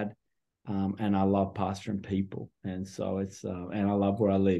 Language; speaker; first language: English; native; English